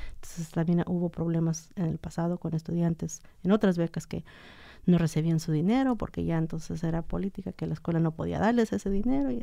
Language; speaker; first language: Spanish; early bilingual, heritage; Spanish